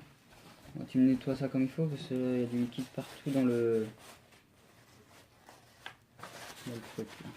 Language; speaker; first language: French; native; French